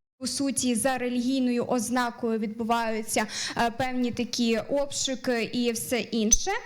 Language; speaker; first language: Ukrainian; native; Ukrainian